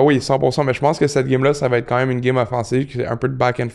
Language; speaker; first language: French; native; French